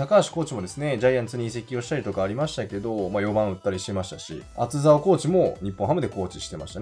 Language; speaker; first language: Japanese; native; Japanese